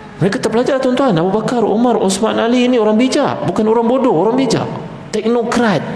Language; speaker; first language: Malay; native; Malay